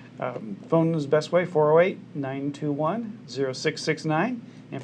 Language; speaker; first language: English; native; English